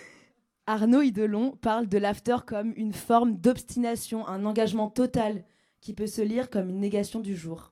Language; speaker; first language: French; native; French